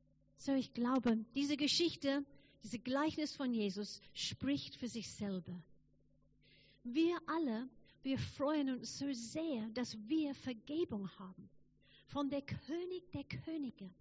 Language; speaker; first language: German; non-native, fluent; English